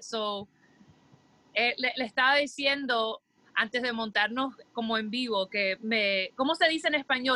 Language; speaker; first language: Spanish; early bilingual, heritage; Spanish